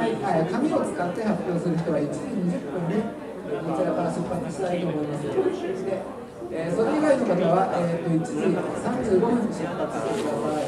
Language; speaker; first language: Japanese; native; Japanese